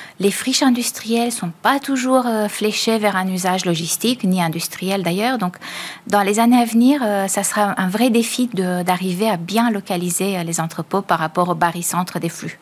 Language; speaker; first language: French; native; French